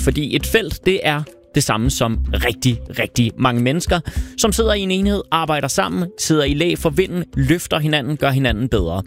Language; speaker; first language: Danish; native; Danish